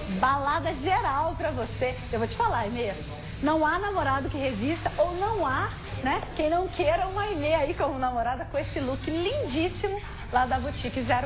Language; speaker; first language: Portuguese; native; Portuguese